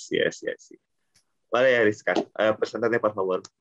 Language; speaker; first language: Spanish; non-native, learner; Indonesian